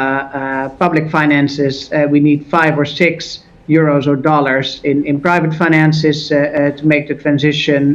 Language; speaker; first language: English; non-native, fluent; Dutch